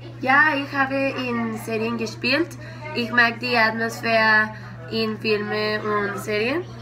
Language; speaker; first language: German; non-native, learner; Spanish